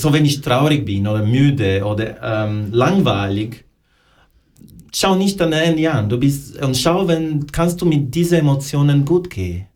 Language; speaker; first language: German; non-native, learner; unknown